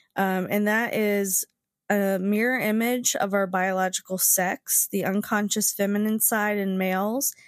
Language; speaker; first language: English; native; English